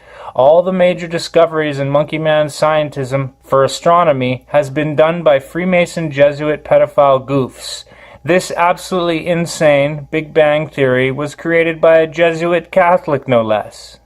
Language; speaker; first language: English; native; English